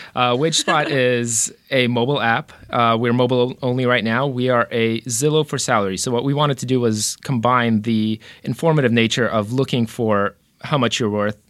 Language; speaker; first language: English; early bilingual, other home language; Romanian